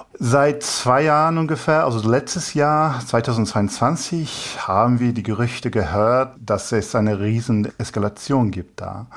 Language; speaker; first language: German; non-native, fluent; English